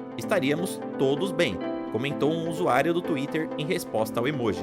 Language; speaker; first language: Portuguese; native; Portuguese